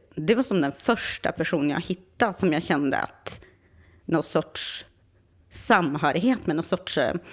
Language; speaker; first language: Swedish; native; Swedish